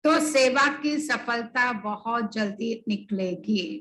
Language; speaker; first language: Hindi; non-native, local second language; Bangla